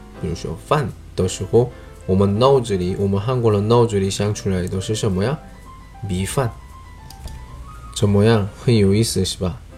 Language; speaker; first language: Chinese; non-native, learner; Korean